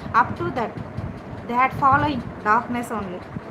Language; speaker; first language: English; non-native, local second language; Telugu